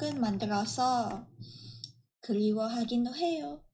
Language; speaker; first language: Korean; non-native, learner; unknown